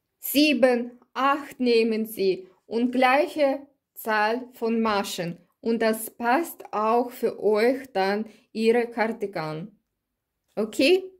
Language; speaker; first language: German; non-native, learner; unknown